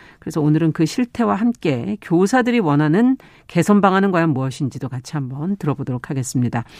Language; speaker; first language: Korean; native; Korean